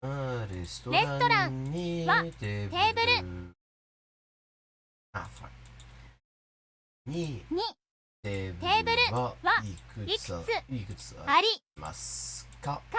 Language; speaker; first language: Japanese; non-native, fluent; English